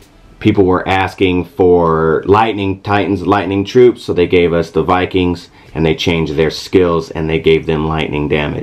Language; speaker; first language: English; native; English